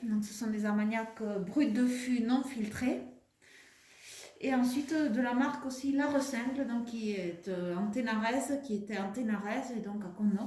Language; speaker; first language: French; native; French